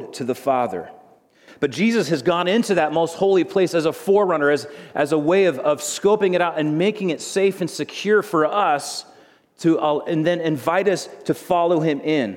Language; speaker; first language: English; native; English